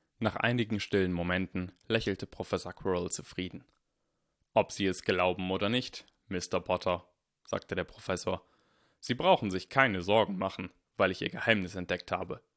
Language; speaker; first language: German; native; German